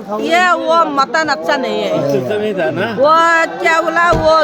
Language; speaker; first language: Hindi; non-native, local second language; Assamese